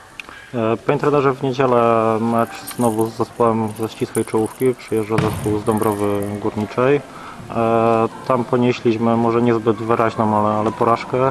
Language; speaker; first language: Polish; native; Polish